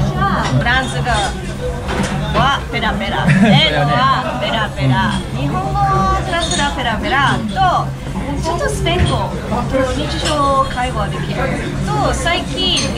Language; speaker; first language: Japanese; non-native, learner; French